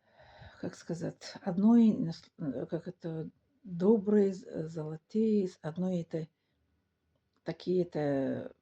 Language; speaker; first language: Russian; non-native, local second language; Tajik